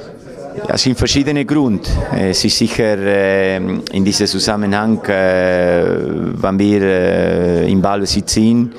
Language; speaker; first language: German; non-native, fluent; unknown